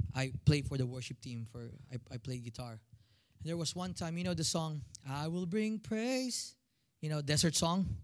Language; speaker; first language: English; non-native, local second language; Filipino